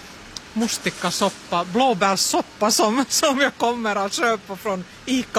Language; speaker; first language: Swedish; non-native, local second language; Finnish